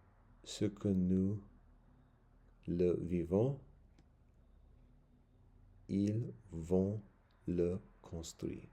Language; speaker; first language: French; non-native, learner; English